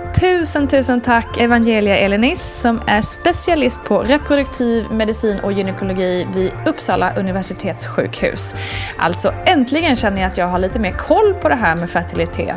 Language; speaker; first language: Swedish; native; Swedish